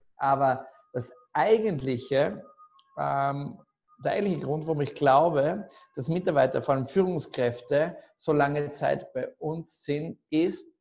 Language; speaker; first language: German; native; German